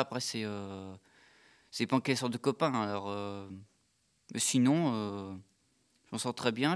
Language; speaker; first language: French; native; French